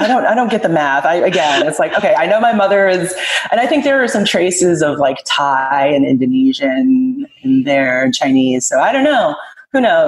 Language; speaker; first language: English; native; English